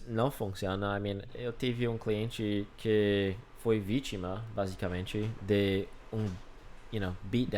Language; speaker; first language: Portuguese; non-native, fluent; English